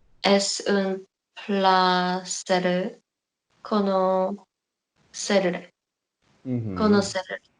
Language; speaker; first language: Spanish; non-native, learner; Korean